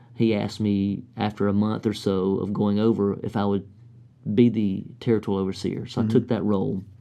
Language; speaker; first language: English; native; English